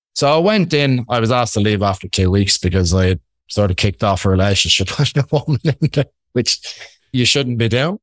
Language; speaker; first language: English; native; English